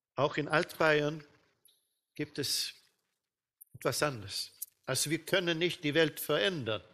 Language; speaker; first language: German; non-native, fluent; Swedish